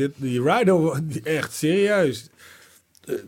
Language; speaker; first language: Dutch; native; Dutch